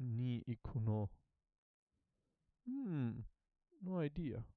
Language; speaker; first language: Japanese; non-native, learner; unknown